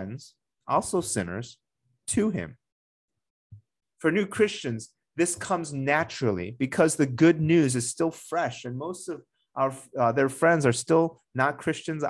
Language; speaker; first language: English; native; English